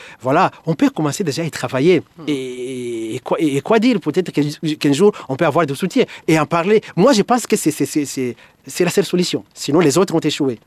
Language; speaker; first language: French; non-native, local second language; Swahili